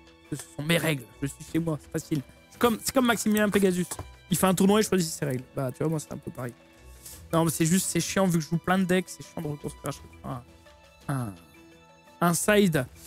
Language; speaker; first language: French; native; French